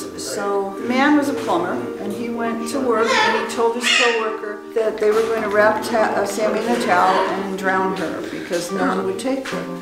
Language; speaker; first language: English; native; English